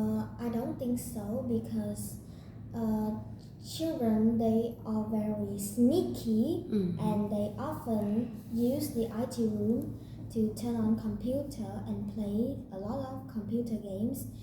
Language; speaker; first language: English; non-native, learner; Vietnamese